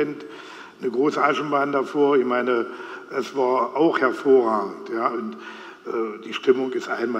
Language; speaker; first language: German; native; German